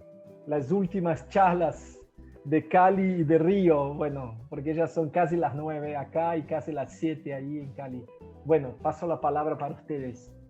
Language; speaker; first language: Spanish; non-native, fluent; Portuguese